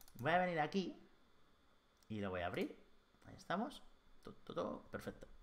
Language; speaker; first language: Spanish; native; Spanish